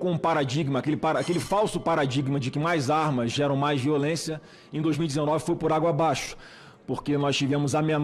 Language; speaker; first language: Portuguese; native; Portuguese